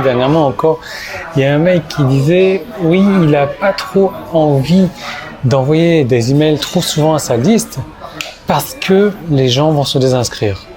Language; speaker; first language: French; native; French